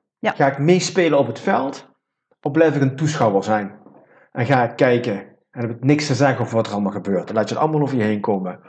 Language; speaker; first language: Dutch; native; Dutch